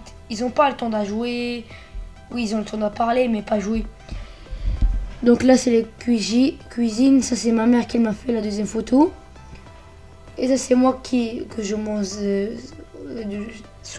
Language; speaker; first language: French; early bilingual, other home language; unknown